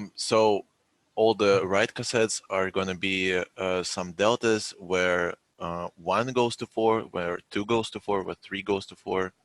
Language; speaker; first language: English; non-native, fluent; Russian